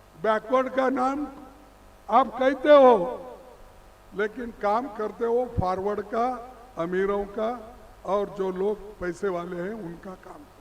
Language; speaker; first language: Hindi; non-native, local second language; Kannada